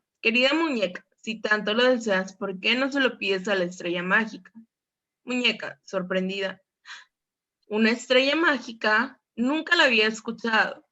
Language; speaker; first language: Spanish; native; Spanish